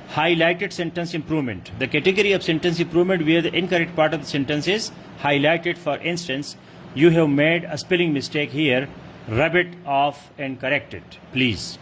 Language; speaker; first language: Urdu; non-native, local second language; Pashto